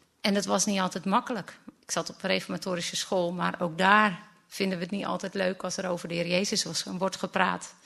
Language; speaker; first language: Dutch; native; Dutch